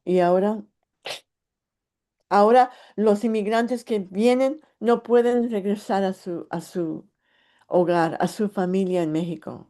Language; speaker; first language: Spanish; early bilingual, heritage; English